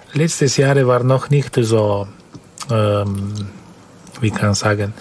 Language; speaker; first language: German; non-native, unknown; Slovenian